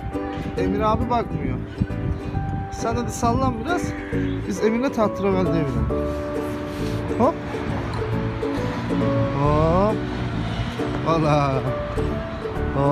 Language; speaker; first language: Turkish; native; Turkish